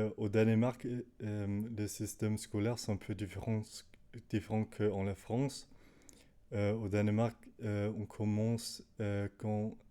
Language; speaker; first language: French; non-native, learner; Danish